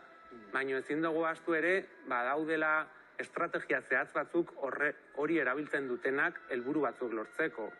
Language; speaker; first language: Basque; native; Basque